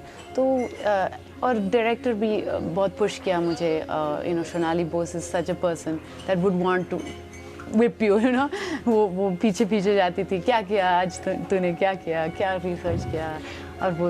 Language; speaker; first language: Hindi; non-native, local second language; English